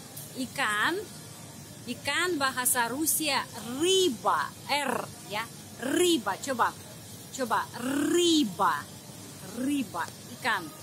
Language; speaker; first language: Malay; non-native, fluent; Russian